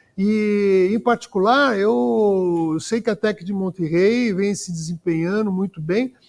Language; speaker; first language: Portuguese; native; Portuguese